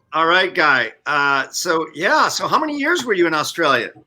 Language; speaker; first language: English; native; English